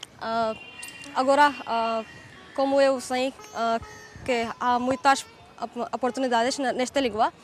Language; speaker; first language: Portuguese; non-native, learner; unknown